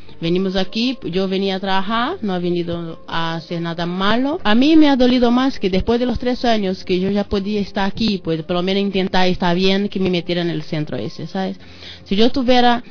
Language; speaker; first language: Spanish; non-native, fluent; Portuguese